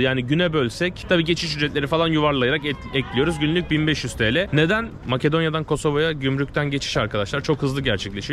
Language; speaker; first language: Turkish; native; Turkish